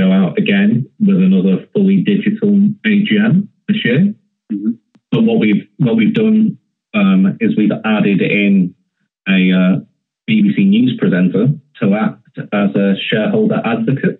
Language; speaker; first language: English; native; English